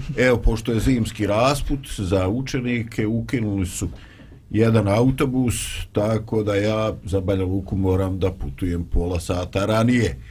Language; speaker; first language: Bosnian; native; Bosnian